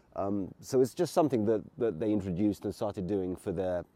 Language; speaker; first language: English; native; English